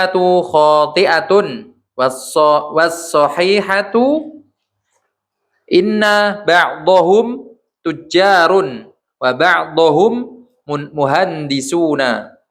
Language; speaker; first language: Arabic; non-native, learner; Indonesian